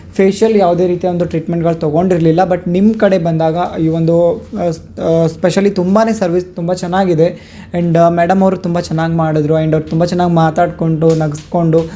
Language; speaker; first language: Kannada; native; Kannada